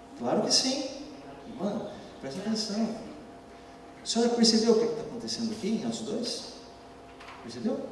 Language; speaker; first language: Portuguese; native; Portuguese